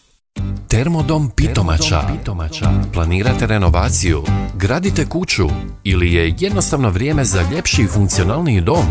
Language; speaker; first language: Croatian; native; Croatian